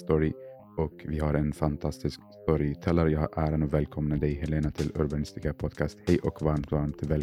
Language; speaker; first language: Swedish; non-native, fluent; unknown